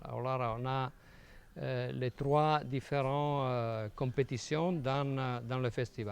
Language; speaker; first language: French; non-native, fluent; Italian